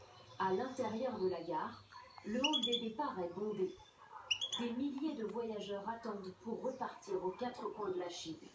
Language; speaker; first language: French; native; French